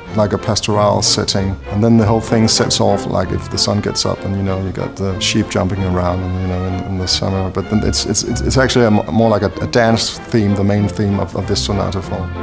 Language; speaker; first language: English; non-native, fluent; Danish